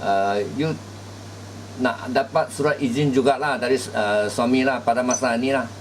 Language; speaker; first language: Malay; native; Malay